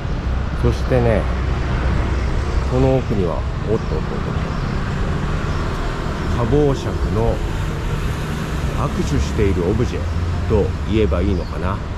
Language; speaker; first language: Japanese; native; Japanese